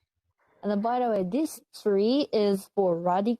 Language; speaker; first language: English; non-native, learner; Japanese